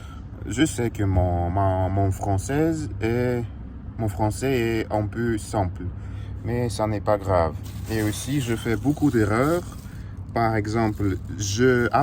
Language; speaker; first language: French; non-native, learner; Russian